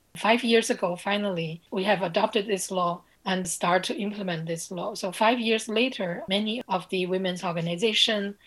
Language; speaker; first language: English; non-native, fluent; Chinese